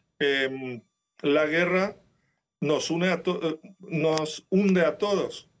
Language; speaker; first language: Spanish; non-native, fluent; Ukrainian